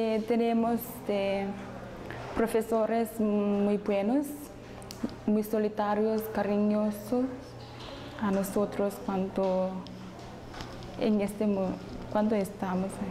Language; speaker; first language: Spanish; non-native, learner; English